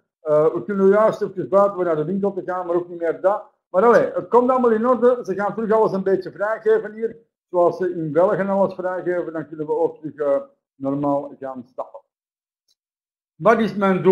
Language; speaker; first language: Dutch; native; Dutch